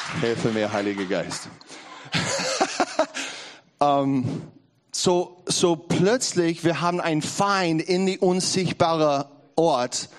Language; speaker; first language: German; non-native, learner; English